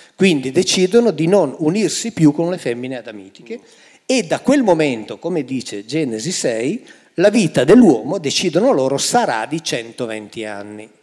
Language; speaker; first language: Italian; native; Italian